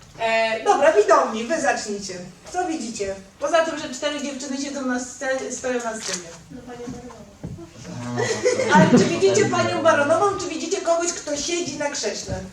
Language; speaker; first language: Polish; native; Polish